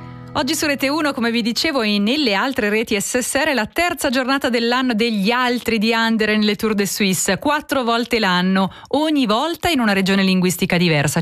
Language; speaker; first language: Italian; native; Italian